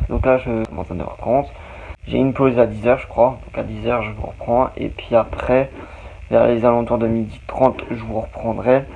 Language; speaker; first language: French; native; French